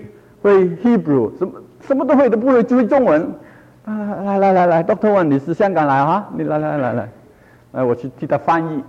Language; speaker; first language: Chinese; non-native, local second language; Cantonese